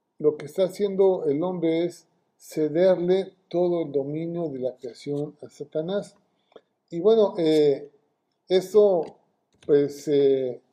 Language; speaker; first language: Spanish; native; Spanish